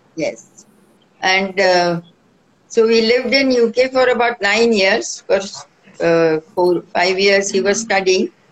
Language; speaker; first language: English; non-native, local second language; Marathi